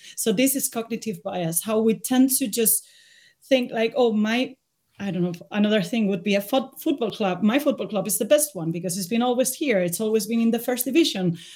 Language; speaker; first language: English; non-native, fluent; Spanish